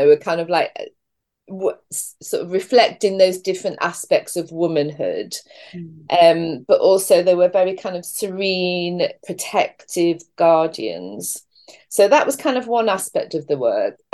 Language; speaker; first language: English; native; English